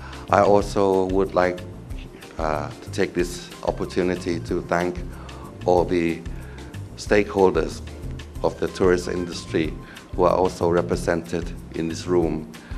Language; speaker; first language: English; non-native, fluent; Thai